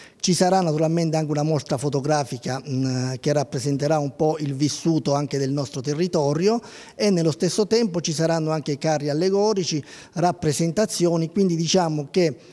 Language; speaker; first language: Italian; native; Italian